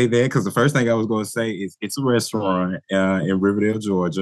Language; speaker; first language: English; native; English